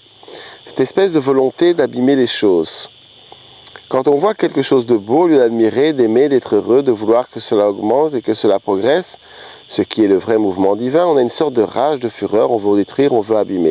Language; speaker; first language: French; native; French